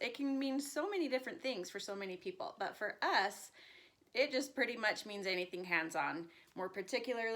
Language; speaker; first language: English; native; English